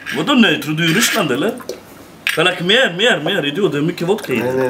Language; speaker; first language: Swedish; native; Swedish